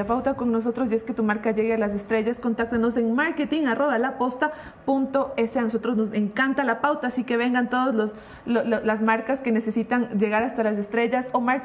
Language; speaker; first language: Spanish; native; Spanish